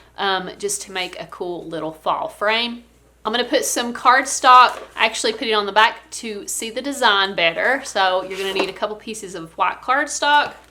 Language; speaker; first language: English; native; English